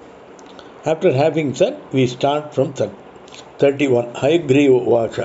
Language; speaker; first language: English; non-native, local second language; Tamil